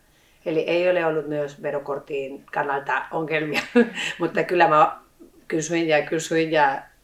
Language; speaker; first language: Finnish; non-native, fluent; Spanish